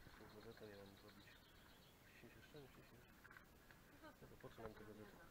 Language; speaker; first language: Polish; native; Polish